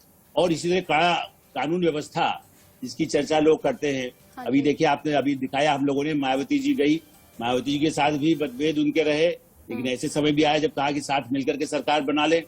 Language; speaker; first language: Hindi; native; Hindi